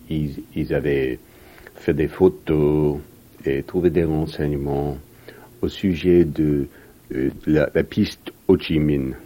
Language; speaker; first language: French; non-native, fluent; English